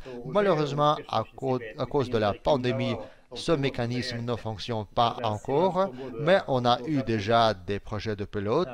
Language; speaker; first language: French; non-native, fluent; Russian